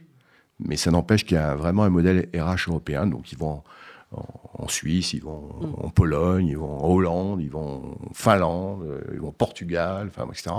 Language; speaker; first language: French; native; French